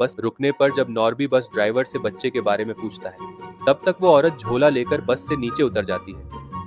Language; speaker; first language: Hindi; native; Hindi